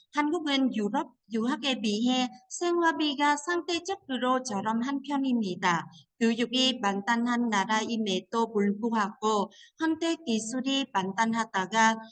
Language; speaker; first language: Korean; non-native, fluent; Vietnamese